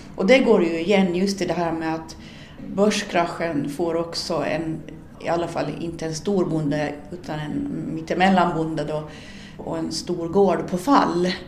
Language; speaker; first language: Swedish; native; Swedish